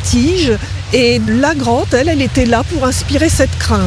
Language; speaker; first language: French; native; French